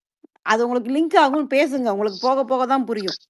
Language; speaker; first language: Tamil; native; Tamil